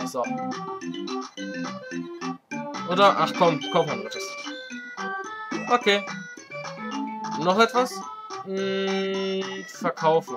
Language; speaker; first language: German; native; German